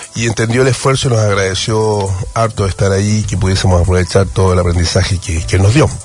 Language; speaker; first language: Spanish; native; Spanish